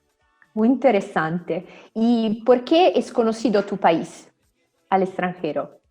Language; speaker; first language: Spanish; non-native, fluent; Italian